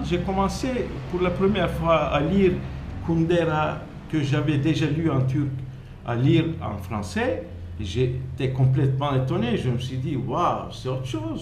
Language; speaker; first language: French; non-native, fluent; Turkish